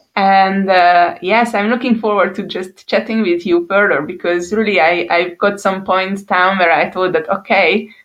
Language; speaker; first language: English; non-native, fluent; Hungarian